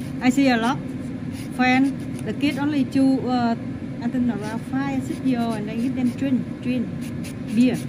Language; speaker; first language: English; non-native, learner; Vietnamese